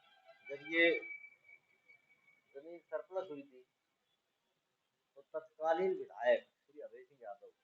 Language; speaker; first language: Hindi; native; Hindi